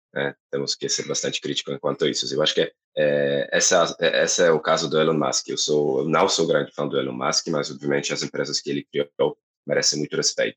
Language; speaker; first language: Portuguese; non-native, fluent; Polish